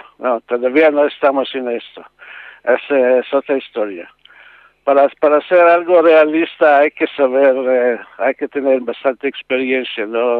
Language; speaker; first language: Spanish; non-native, learner; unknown